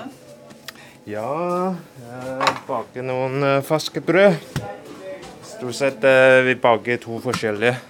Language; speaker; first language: Norwegian; non-native, fluent; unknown